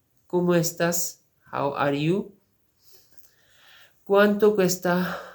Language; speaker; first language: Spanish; non-native, learner; Urdu